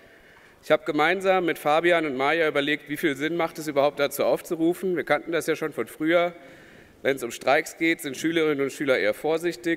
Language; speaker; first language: German; native; German